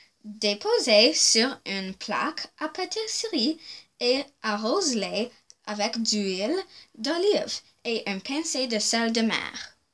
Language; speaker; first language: French; non-native, local second language; English